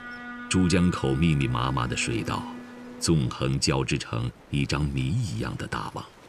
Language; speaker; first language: Chinese; native; Chinese